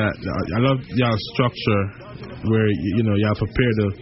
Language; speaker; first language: English; native; English